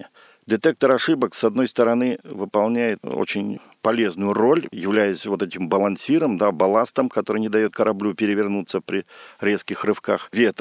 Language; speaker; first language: Russian; native; Russian